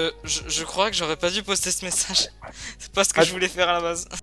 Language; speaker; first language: French; native; French